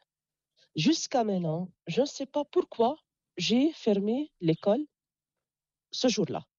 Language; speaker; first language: French; non-native, local second language; Arabic